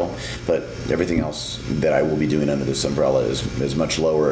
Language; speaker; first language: English; native; English